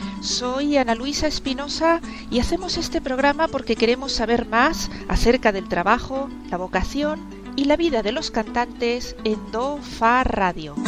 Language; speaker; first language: Spanish; native; Spanish